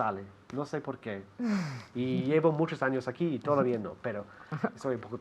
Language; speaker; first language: Spanish; non-native, fluent; English